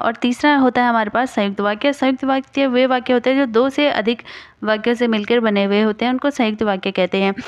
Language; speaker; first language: Hindi; native; Hindi